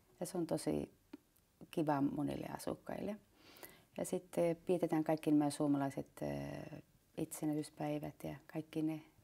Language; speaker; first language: Finnish; early bilingual, heritage; Finnish